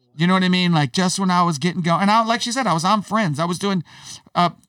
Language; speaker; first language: English; native; English